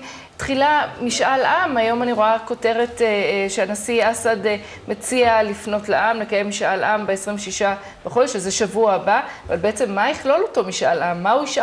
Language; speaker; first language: Hebrew; native; Hebrew